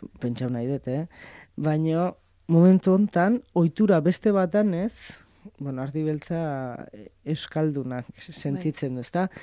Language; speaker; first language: Basque; native; Basque